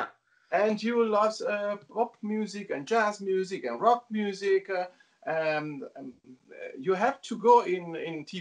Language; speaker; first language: English; non-native, learner; Italian